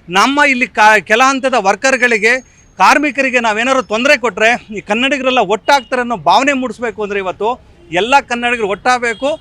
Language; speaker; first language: Kannada; native; Kannada